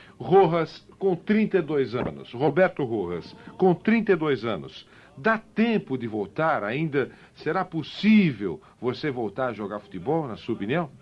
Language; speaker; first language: Portuguese; native; Portuguese